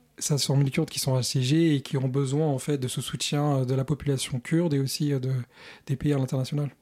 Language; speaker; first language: French; early bilingual, other home language; Kurdish